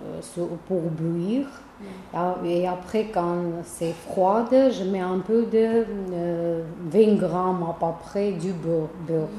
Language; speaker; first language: French; non-native, learner; Armenian